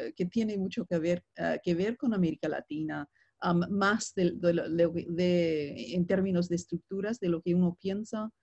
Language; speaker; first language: Spanish; non-native, fluent; English